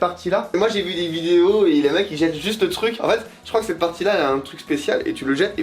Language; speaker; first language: French; native; French